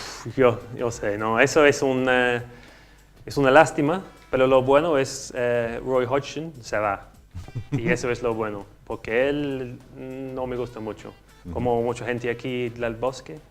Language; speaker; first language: Spanish; non-native, learner; English